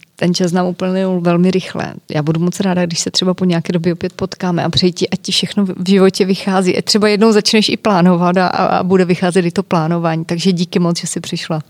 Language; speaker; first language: Czech; native; Czech